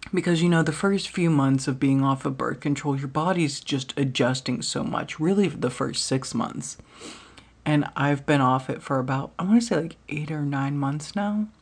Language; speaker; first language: English; native; English